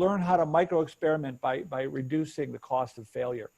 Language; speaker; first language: English; native; English